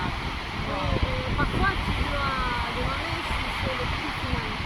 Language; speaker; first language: French; non-native, learner; Portuguese